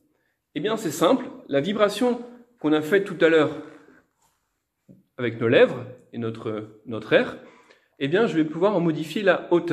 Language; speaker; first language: French; native; French